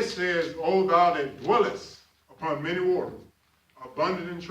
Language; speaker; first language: English; native; English